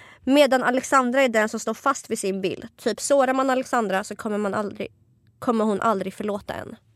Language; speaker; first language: Swedish; native; Swedish